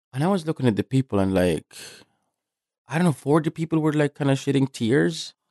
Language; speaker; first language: English; non-native, fluent; Arabic